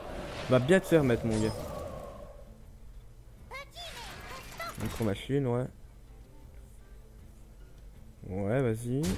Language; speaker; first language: French; native; French